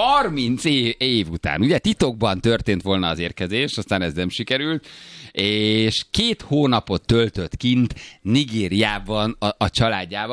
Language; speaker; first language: Hungarian; native; Hungarian